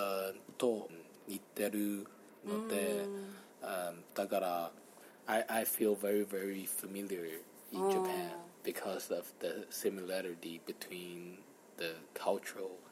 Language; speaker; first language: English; non-native, fluent; Chinese